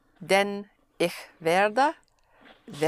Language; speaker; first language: German; non-native, learner; English